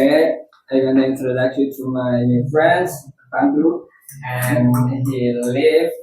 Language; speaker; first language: English; non-native, learner; Indonesian